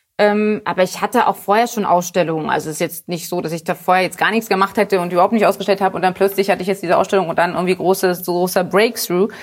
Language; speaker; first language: German; early bilingual, other home language; Polish